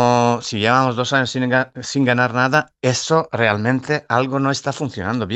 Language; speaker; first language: Spanish; non-native, fluent; Serbian